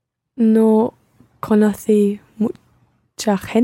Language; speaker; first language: Spanish; non-native, learner; English